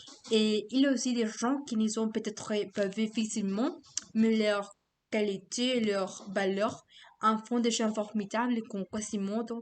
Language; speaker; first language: French; non-native, learner; Spanish